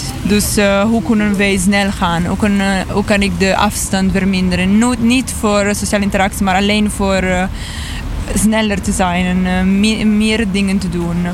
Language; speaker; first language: Dutch; non-native, learner; Italian